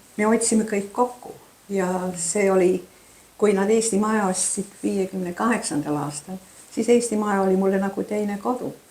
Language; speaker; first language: Estonian; early bilingual, heritage; Estonian